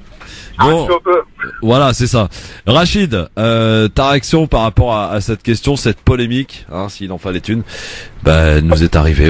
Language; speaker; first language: French; native; French